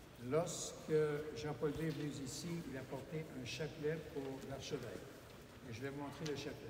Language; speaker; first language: French; native; French